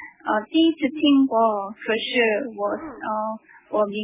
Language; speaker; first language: Chinese; non-native, learner; Korean